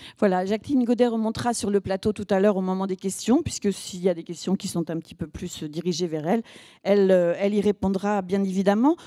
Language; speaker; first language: French; native; French